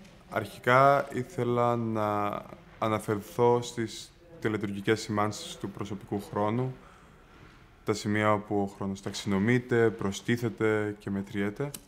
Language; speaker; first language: Greek; native; Greek